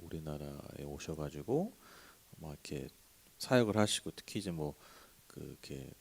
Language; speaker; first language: Korean; native; Korean